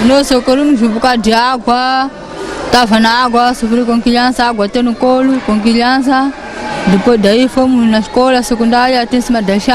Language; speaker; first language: Portuguese; non-native, local second language; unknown